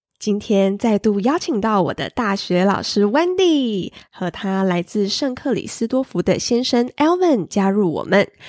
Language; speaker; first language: Chinese; native; Chinese